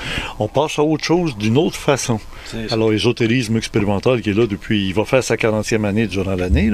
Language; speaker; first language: French; native; French